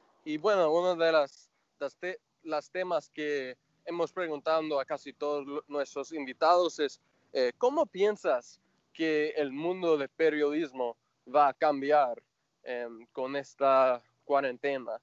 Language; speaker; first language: Spanish; non-native, fluent; English